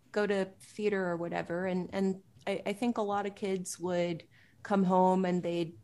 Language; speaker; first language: English; native; English